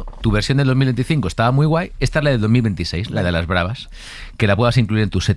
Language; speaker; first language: Spanish; native; Spanish